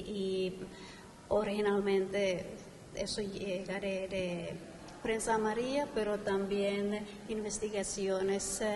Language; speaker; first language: Spanish; non-native, fluent; Finnish